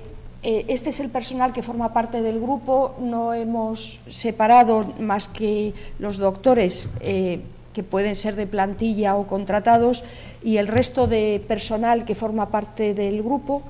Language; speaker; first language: Spanish; native; Spanish